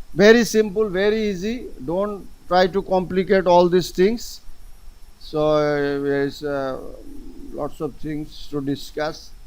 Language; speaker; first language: English; non-native, local second language; Bangla